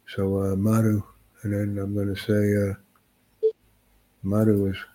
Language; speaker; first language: English; native; English